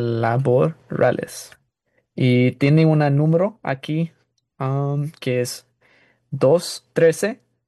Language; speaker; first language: Spanish; non-native, learner; English